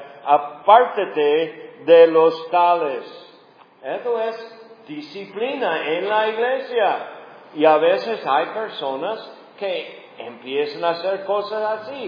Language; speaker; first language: Spanish; non-native, fluent; English